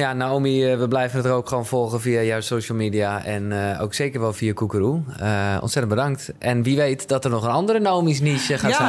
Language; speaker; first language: Dutch; native; Dutch